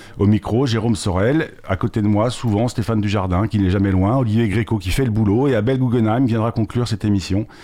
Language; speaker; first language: French; native; French